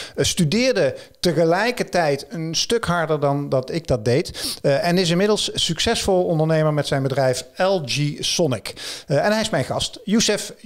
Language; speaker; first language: Dutch; native; Dutch